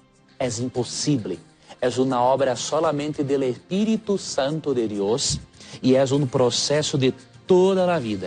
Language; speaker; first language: Spanish; non-native, fluent; Portuguese